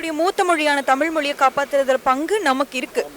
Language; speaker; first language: Tamil; native; Tamil